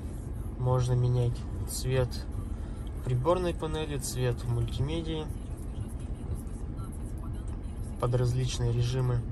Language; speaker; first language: Russian; native; Russian